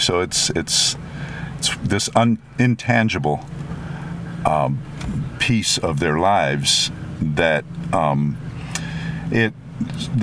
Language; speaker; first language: English; non-native, fluent; French